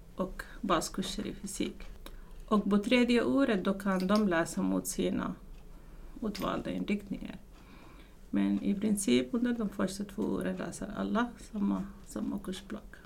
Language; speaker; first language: Swedish; non-native, fluent; Arabic